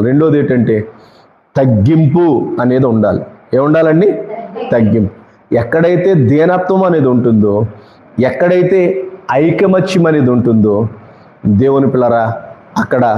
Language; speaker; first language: Telugu; native; Telugu